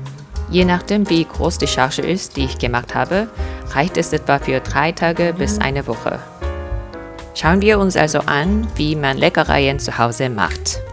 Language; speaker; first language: German; non-native, fluent; Korean